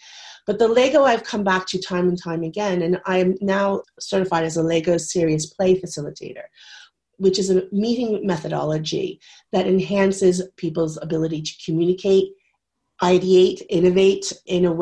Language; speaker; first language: English; native; English